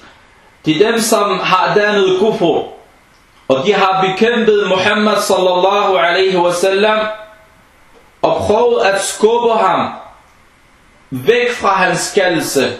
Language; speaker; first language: Danish; non-native, fluent; Arabic